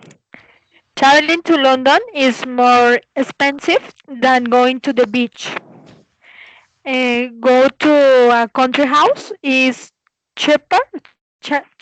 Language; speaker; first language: English; non-native, learner; Spanish